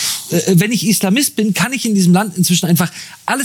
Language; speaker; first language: German; native; German